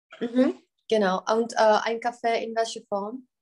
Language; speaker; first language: German; non-native, fluent; Czech